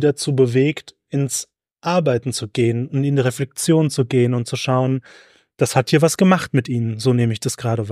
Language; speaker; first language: German; native; German